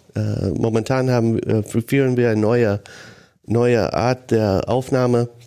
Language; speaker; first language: German; non-native, fluent; English